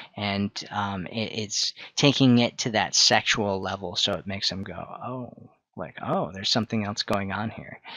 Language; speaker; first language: English; native; English